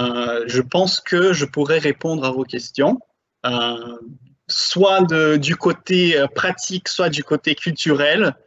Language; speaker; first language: French; non-native, fluent; Portuguese